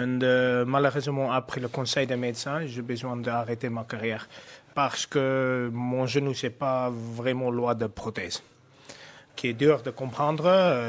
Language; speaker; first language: French; non-native, fluent; Afrikaans